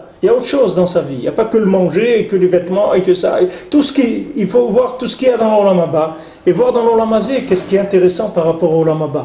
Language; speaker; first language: French; native; French